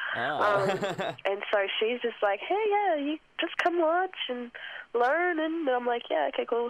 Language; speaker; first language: English; non-native, local second language; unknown